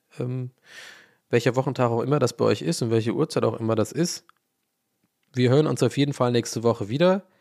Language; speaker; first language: German; early bilingual, other home language; English